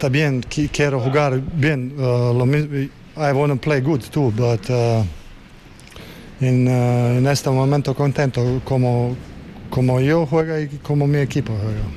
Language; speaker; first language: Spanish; non-native, learner; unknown